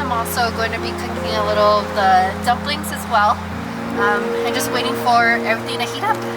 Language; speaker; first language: English; native; English